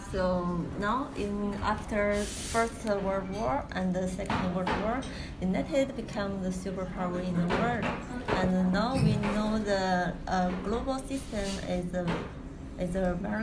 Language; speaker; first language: English; non-native, learner; Chinese